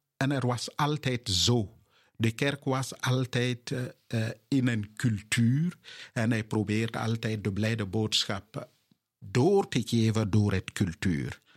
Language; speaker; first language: Dutch; non-native, fluent; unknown